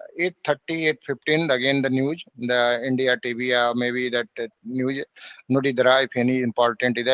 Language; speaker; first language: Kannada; non-native, learner; Hindi